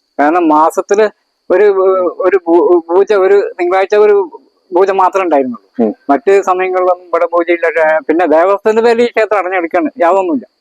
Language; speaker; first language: Malayalam; native; Malayalam